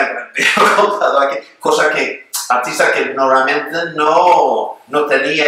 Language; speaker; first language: Spanish; non-native, fluent; Swedish